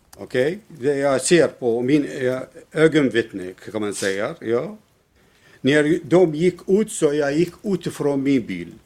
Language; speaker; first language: Swedish; non-native, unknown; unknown